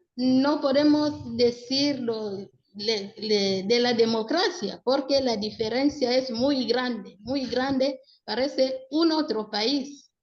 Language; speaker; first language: Spanish; non-native, local second language; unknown